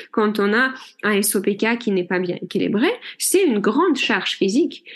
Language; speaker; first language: French; non-native, fluent; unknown